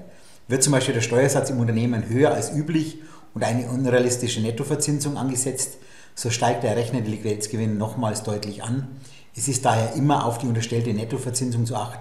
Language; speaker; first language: German; native; German